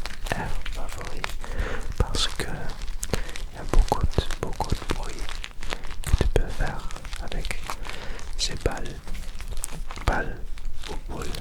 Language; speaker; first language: French; non-native, learner; Dutch